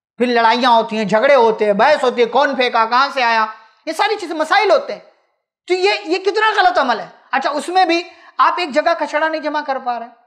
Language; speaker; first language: Hindi; native; Hindi